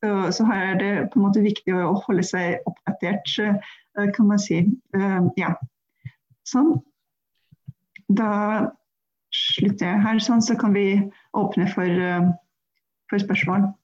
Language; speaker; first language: Norwegian; non-native, fluent; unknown